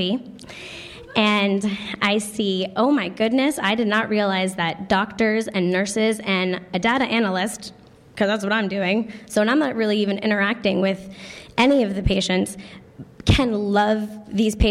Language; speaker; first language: English; native; English